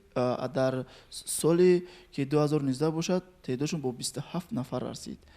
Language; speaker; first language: Tajik; native; Tajik